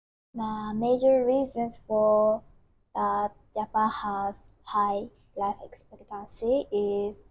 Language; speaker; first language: English; non-native, learner; Japanese